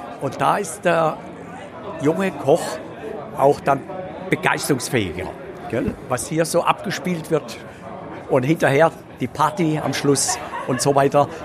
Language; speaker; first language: German; native; German